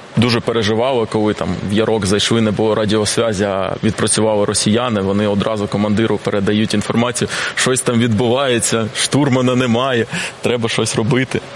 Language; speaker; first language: Ukrainian; non-native, local second language; Russian